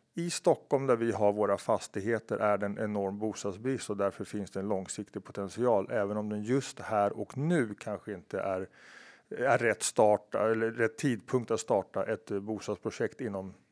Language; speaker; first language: Swedish; native; Swedish